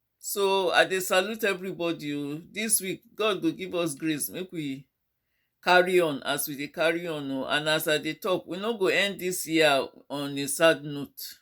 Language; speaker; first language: Nigerian Pidgin; non-native, local second language; Yoruba